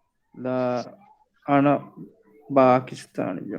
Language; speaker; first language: Arabic; non-native, learner; Divehi